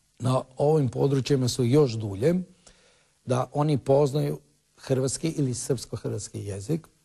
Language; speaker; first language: Croatian; non-native, local second language; Romany